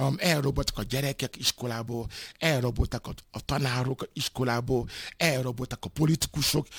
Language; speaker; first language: Hungarian; non-native, learner; Yoruba